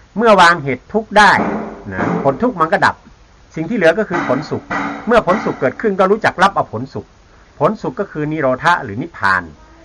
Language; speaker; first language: Thai; native; Thai